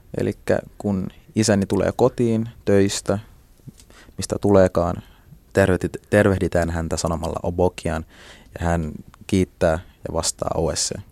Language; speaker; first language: Finnish; early bilingual, other home language; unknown